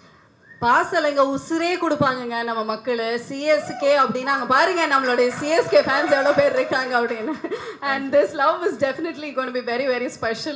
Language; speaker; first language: Tamil; native; Tamil